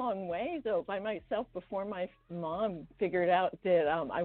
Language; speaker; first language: English; non-native, fluent; Estonian